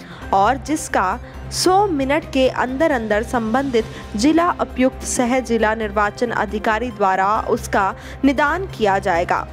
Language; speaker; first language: Hindi; native; Hindi